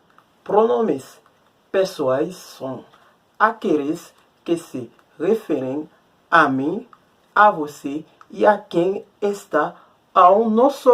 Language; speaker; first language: Portuguese; non-native, learner; Haitian Creole